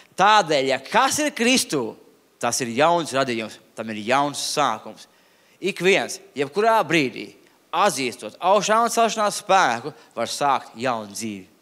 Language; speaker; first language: Latvian; non-native, local second language; Russian